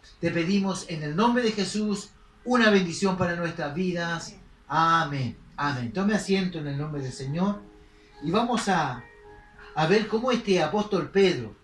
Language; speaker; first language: Spanish; native; Spanish